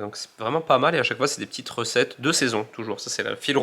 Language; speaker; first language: French; native; French